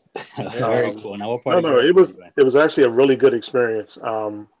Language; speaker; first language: English; native; English